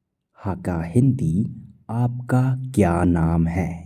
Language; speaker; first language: Hindi; non-native, local second language; Khasi